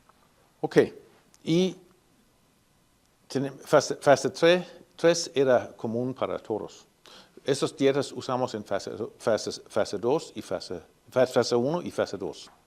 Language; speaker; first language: Spanish; non-native, fluent; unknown